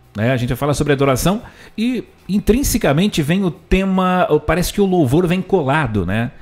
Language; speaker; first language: Portuguese; native; Portuguese